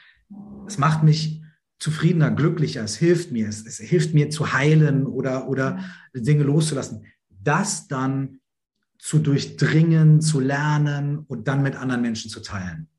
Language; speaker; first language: German; native; German